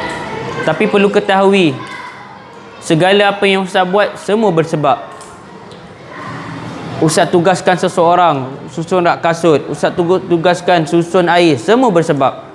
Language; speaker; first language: Malay; native; Malay